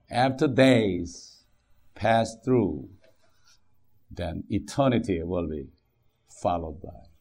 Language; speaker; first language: English; non-native, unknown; Korean